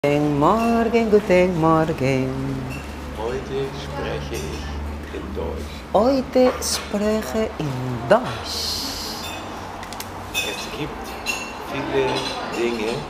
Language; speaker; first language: German; non-native, learner; Spanish